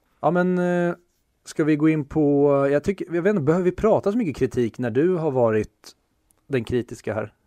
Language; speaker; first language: Swedish; native; Swedish